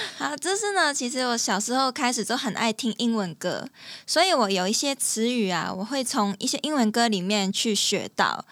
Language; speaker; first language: Chinese; non-native, local second language; Cantonese